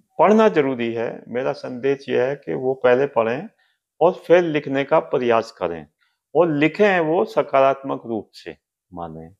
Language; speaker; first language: Hindi; native; Hindi